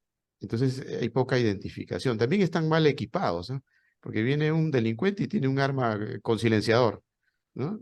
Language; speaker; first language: Spanish; native; Spanish